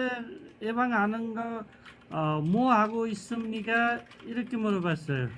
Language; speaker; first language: Korean; non-native, learner; Nepali